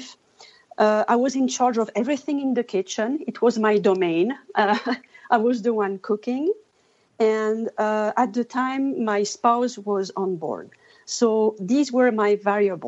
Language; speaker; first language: English; non-native, fluent; French